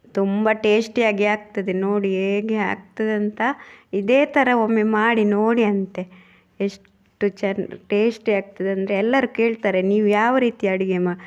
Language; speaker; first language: Kannada; non-native, local second language; Tulu